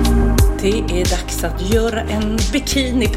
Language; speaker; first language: Swedish; native; Swedish